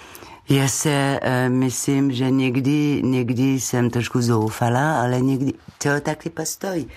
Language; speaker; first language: Czech; non-native, learner; French